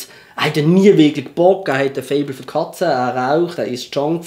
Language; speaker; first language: German; native; German